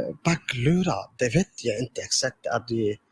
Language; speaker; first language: Swedish; non-native, learner; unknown